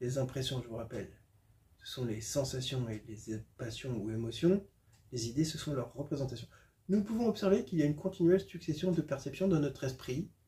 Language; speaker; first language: French; native; French